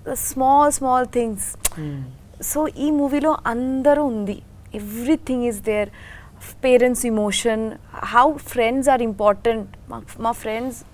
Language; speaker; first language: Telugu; non-native, learner; Bangla